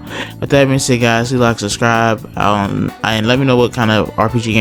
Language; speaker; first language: English; native; English